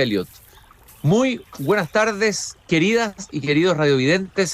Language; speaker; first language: Spanish; native; Spanish